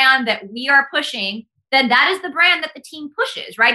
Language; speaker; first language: English; early bilingual, other home language; Spanish